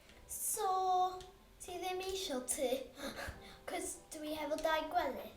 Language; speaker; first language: Welsh; non-native, local second language; English